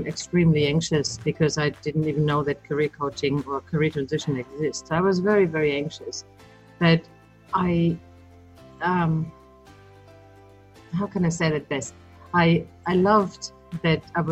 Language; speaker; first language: English; non-native, fluent; German